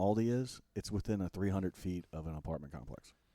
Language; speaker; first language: English; native; English